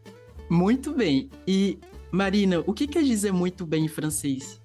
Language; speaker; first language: Portuguese; non-native, fluent; French